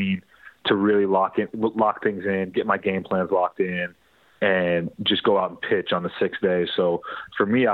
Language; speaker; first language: English; native; English